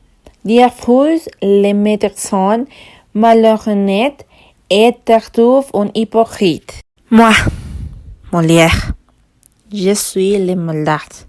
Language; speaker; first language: French; non-native, learner; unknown